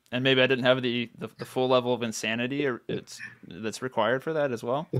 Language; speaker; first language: English; native; English